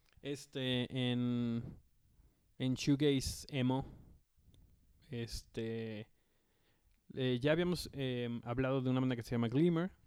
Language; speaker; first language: Spanish; native; Spanish